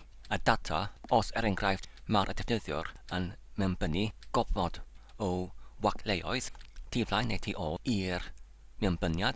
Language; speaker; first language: Welsh; non-native, local second language; English